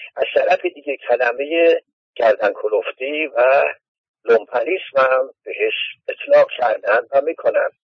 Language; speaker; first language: Persian; native; Persian